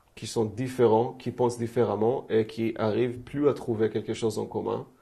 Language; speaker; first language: French; non-native, fluent; Hebrew